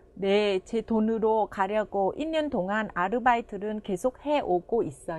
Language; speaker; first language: Korean; non-native, fluent; Vietnamese